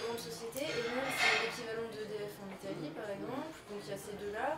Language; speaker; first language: French; native; French